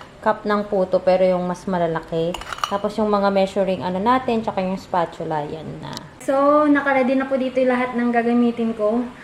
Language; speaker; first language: Filipino; non-native, local second language; Iloko